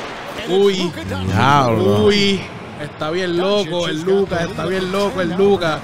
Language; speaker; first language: Spanish; native; Spanish